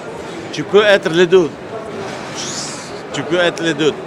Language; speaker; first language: French; non-native, local second language; Arabic